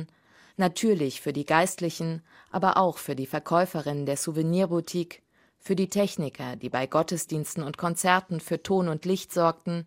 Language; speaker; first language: German; native; German